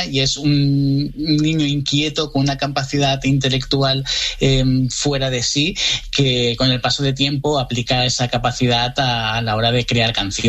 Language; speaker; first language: Spanish; native; Spanish